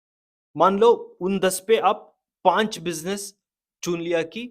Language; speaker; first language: Hindi; non-native, local second language; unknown